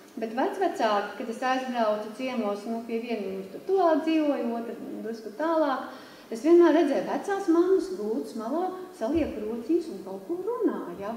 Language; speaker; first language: Latvian; native; Latvian